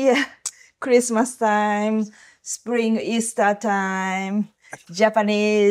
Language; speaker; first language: English; non-native, learner; Japanese